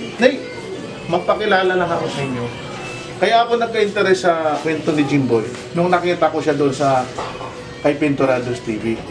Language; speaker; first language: Filipino; non-native, local second language; Waray